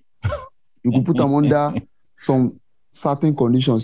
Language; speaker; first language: English; non-native, local second language; Igbo